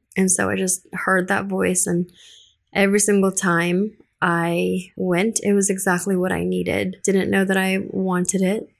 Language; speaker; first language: English; early bilingual, other home language; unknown